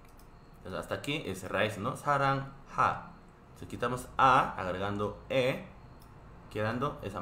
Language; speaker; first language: Spanish; non-native, fluent; Korean